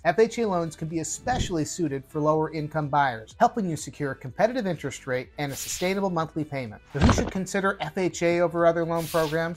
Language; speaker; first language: English; native; English